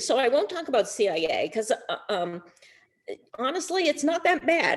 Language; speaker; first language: English; native; English